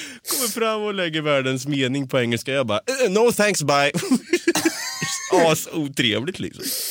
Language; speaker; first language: Swedish; native; Swedish